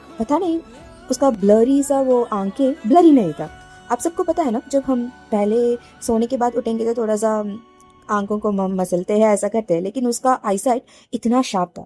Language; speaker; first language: Hindi; non-native, local second language; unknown